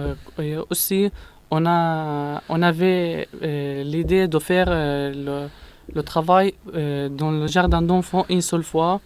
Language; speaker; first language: French; non-native, learner; Arabic